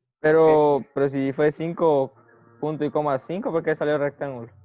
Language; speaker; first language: Spanish; native; Spanish